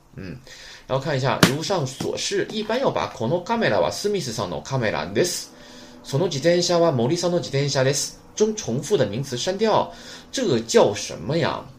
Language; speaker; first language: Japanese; non-native, fluent; Chinese